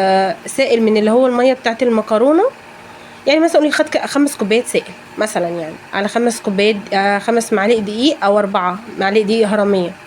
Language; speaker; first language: Arabic; native; Arabic